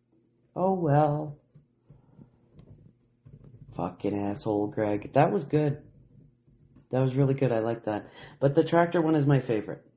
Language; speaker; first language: English; native; English